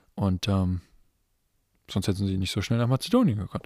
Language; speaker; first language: German; native; German